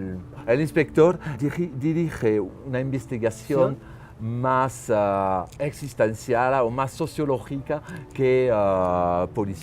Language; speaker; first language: Spanish; non-native, learner; French